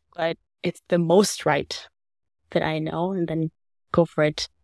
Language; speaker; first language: English; non-native, fluent; Norwegian